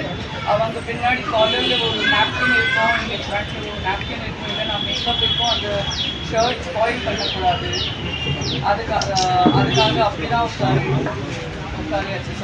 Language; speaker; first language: Tamil; non-native, learner; Gujarati